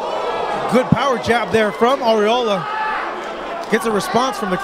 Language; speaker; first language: English; native; English